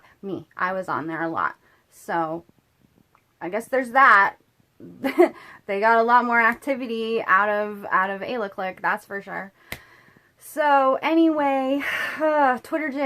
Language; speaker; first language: English; native; English